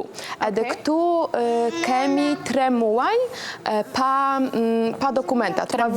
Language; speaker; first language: Albanian; non-native, learner; Polish